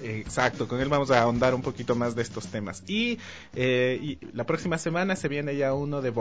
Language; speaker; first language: Spanish; native; Spanish